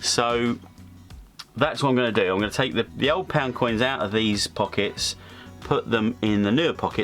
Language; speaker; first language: English; native; English